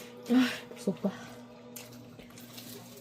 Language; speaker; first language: Filipino; non-native, learner; Korean